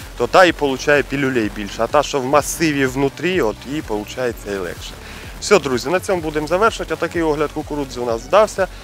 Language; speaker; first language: Ukrainian; non-native, local second language; Russian